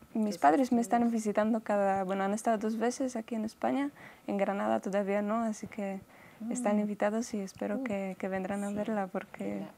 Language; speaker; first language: Spanish; non-native, fluent; Polish